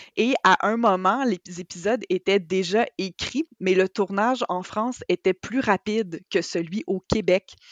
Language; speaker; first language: French; native; French